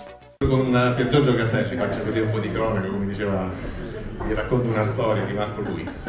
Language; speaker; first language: Italian; native; Italian